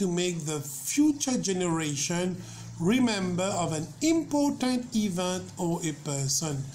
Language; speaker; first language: English; non-native, local second language; Morisyen